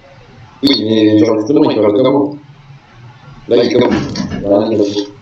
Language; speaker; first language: French; native; French